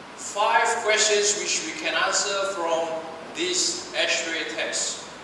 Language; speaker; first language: English; non-native, local second language; Chinese